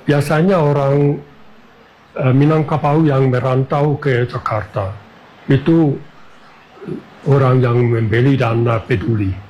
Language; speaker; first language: Indonesian; non-native, fluent; German